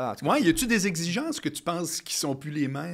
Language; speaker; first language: French; native; French